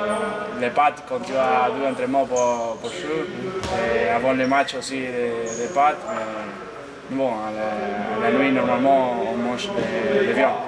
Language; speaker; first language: French; non-native, learner; Spanish